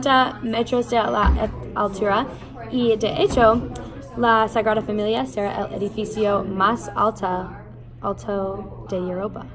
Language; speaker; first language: Spanish; non-native, learner; English